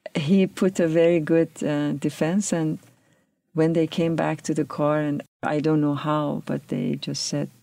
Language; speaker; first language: English; non-native, fluent; Persian